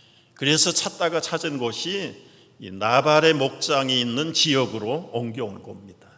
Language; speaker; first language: Korean; native; Korean